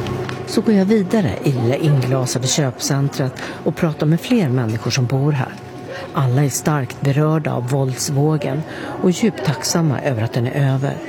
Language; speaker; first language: Swedish; native; Swedish